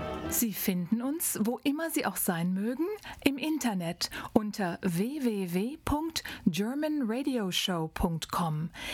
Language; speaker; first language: German; native; German